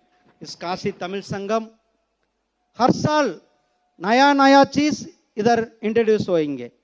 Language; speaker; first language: Hindi; non-native, local second language; Tamil